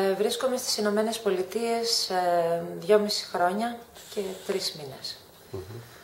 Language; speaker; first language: Greek; native; Greek